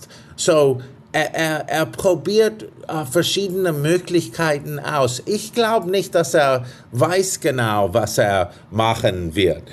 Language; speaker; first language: German; non-native, fluent; English